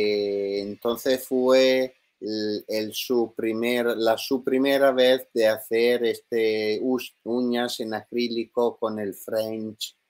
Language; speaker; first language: Spanish; non-native, learner; Italian